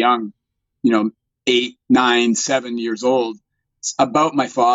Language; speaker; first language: English; native; English